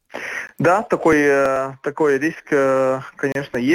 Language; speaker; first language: Russian; non-native, local second language; Latvian